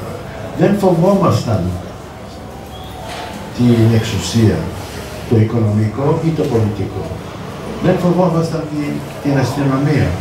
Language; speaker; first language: Greek; early bilingual, heritage; Greek